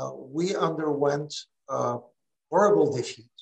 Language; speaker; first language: English; early bilingual, other home language; Armenian